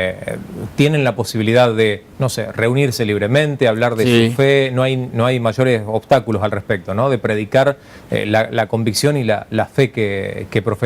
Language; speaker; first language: Spanish; native; Spanish